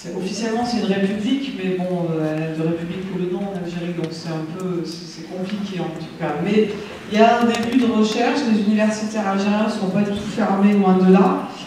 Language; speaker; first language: French; native; French